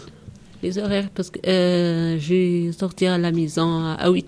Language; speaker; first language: French; non-native, learner; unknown